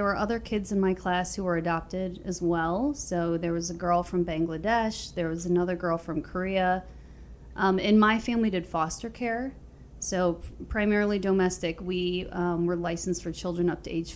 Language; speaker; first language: English; native; English